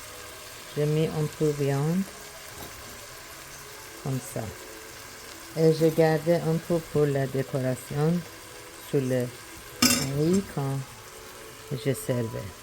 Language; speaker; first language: French; non-native, learner; Persian